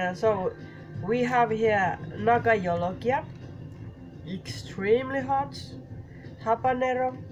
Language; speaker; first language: English; non-native, learner; Finnish